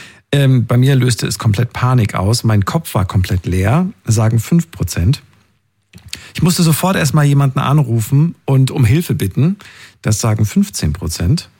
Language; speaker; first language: German; native; German